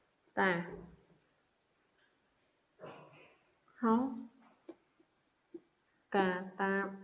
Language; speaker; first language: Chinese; non-native, fluent; Khmer